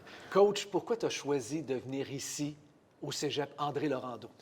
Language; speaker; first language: French; native; French